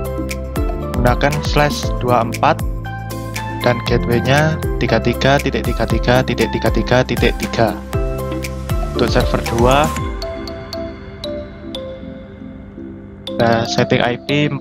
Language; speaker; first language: Indonesian; native; Indonesian